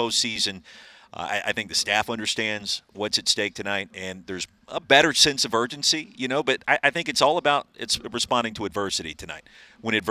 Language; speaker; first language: English; native; English